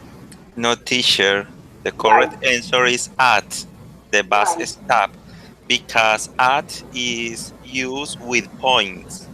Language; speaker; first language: English; non-native, learner; Spanish